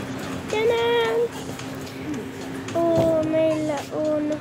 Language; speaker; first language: Finnish; early bilingual, heritage; Finnish